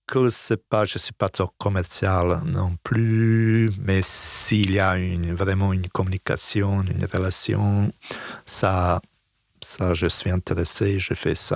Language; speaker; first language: French; non-native, fluent; Bosnian